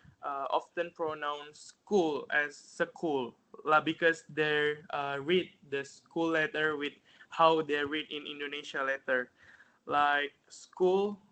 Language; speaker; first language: English; non-native, fluent; Indonesian